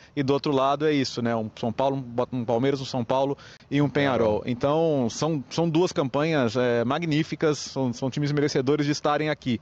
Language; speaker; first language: Portuguese; native; Portuguese